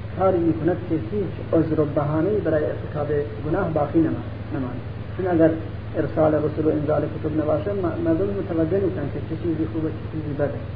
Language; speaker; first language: Persian; non-native, local second language; Central Kurdish